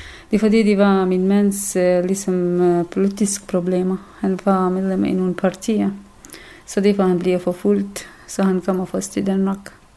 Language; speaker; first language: Danish; non-native, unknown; Kurdish